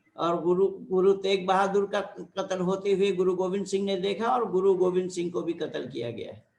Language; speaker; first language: Hindi; non-native, local second language; Bangla